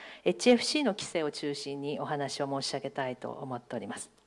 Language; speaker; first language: Japanese; native; Japanese